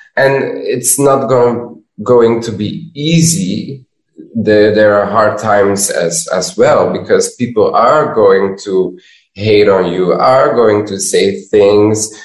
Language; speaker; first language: English; non-native, fluent; Dutch